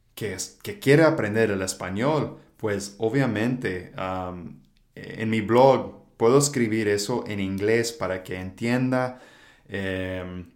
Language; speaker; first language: Spanish; non-native, fluent; English